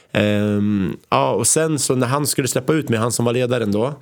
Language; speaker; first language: Swedish; early bilingual, other home language; Arabic